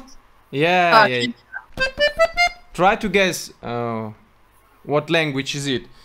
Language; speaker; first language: English; non-native, learner; Russian